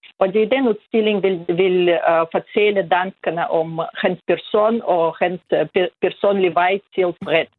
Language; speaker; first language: Danish; non-native, fluent; Russian